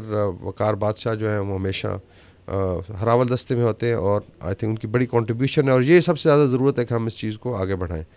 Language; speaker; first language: Urdu; native; Urdu